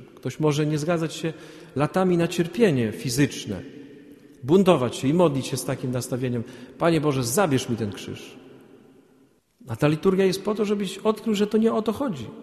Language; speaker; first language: Polish; native; Polish